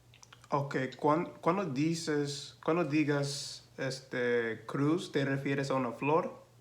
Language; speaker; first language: Spanish; non-native, learner; English